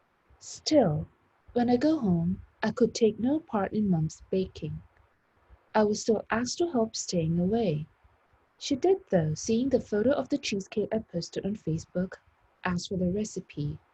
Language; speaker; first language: English; non-native, fluent; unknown